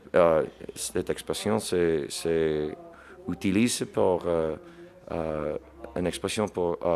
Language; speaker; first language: French; non-native, learner; English